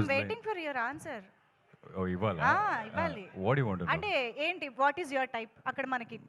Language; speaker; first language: Telugu; native; Telugu